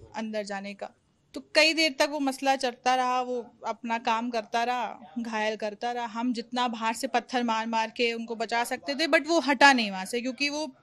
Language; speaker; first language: Hindi; native; Hindi